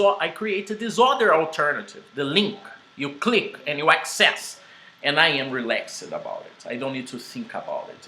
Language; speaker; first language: English; non-native, fluent; Portuguese